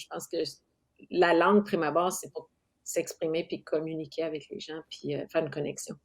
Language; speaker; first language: French; non-native, local second language; English